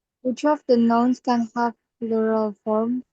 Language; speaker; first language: English; non-native, learner; Indonesian